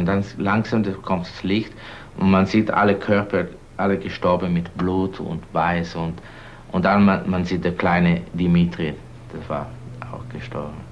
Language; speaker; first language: German; non-native, learner; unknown